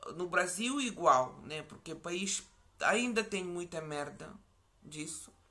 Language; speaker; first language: Portuguese; non-native, fluent; Ukrainian